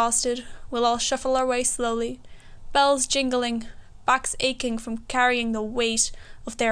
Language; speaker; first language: English; native; English